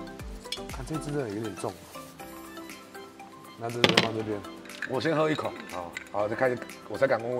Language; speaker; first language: Chinese; native; Chinese